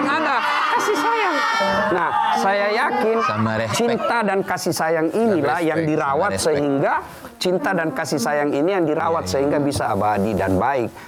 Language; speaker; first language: Indonesian; native; Indonesian